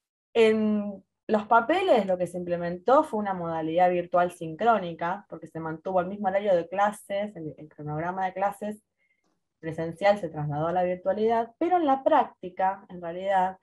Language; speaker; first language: Spanish; native; Spanish